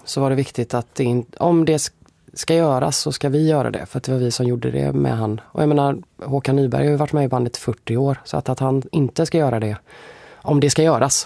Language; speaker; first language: Swedish; native; Swedish